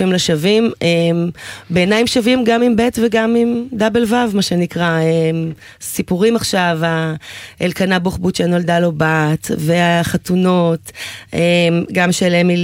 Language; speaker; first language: Hebrew; native; Hebrew